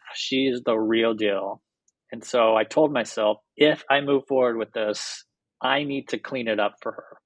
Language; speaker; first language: English; native; English